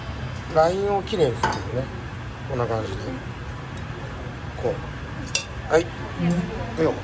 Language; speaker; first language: Japanese; native; Japanese